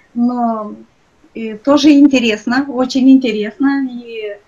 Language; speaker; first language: Russian; non-native, local second language; Romanian